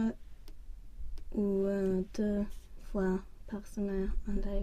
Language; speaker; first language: French; non-native, learner; Swedish